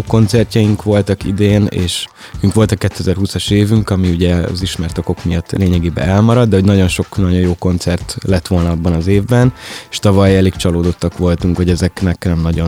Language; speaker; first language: Hungarian; native; Hungarian